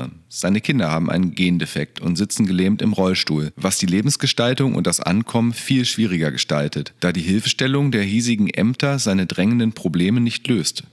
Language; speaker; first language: German; native; German